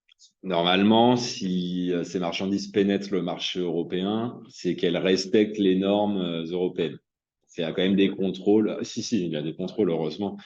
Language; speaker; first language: French; native; French